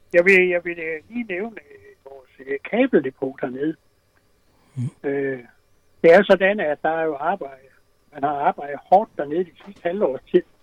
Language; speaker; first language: Danish; native; Danish